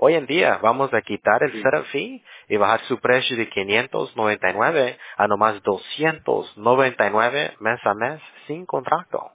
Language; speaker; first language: Spanish; early bilingual, heritage; Spanish